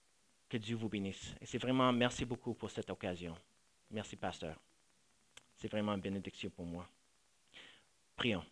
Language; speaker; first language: French; non-native, fluent; English